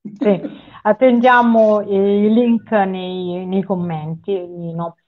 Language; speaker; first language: Italian; native; Italian